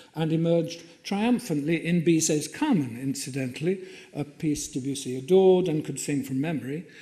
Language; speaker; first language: English; native; English